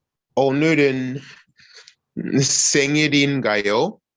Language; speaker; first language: Korean; non-native, learner; English